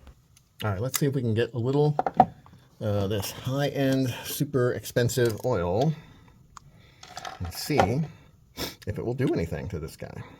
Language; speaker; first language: English; native; English